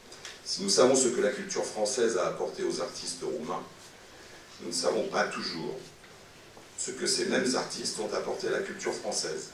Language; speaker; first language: French; native; French